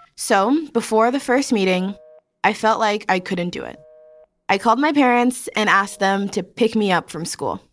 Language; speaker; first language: English; native; English